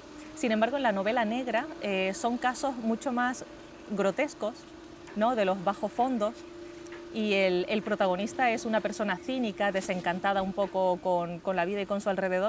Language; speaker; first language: Spanish; native; Spanish